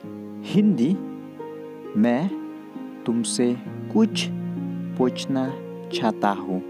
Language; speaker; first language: Hindi; non-native, local second language; Khasi